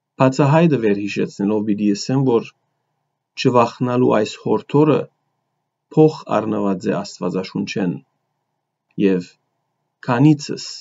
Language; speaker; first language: Armenian; early bilingual, heritage; Armenian